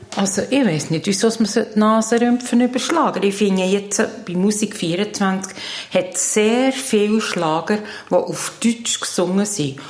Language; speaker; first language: German; native; German